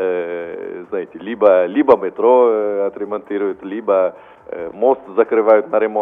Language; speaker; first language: Russian; non-native, fluent; Italian